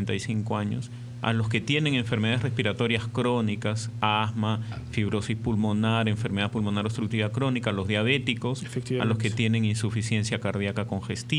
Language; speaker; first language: Spanish; native; Spanish